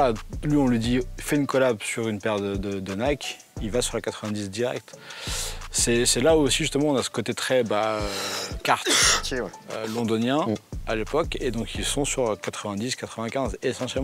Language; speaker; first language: French; native; French